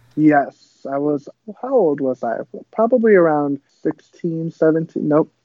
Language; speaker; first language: English; early bilingual, other home language; Kabuverdianu